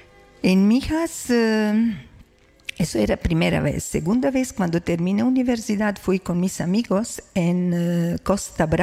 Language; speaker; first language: Spanish; non-native, fluent; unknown